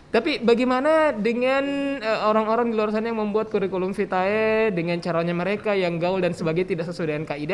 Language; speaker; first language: Indonesian; native; Indonesian